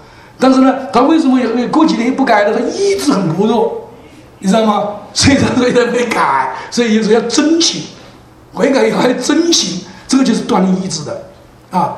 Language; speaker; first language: Chinese; native; Chinese